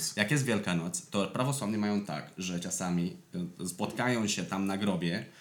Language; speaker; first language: Polish; non-native, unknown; Romanian